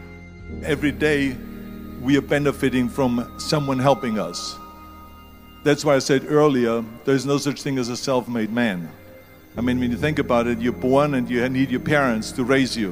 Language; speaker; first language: English; non-native, fluent; German